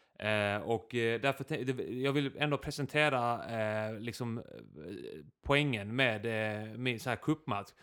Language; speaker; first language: Swedish; early bilingual, other home language; Icelandic